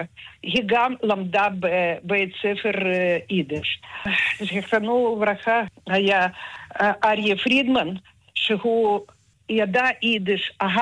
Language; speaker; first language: Hebrew; non-native, fluent; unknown